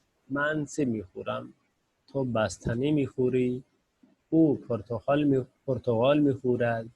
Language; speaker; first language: Persian; non-native, fluent; Urdu